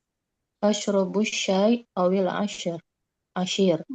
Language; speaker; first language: Arabic; non-native, learner; Indonesian